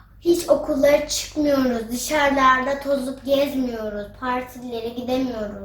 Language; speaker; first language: Turkish; early bilingual, heritage; Turkish